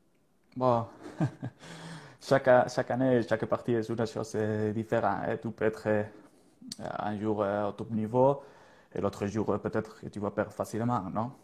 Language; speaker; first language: French; non-native, learner; Spanish